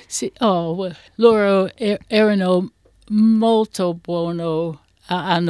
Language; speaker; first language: Italian; non-native, learner; English